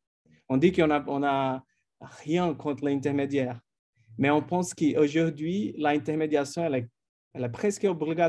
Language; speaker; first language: French; non-native, fluent; Portuguese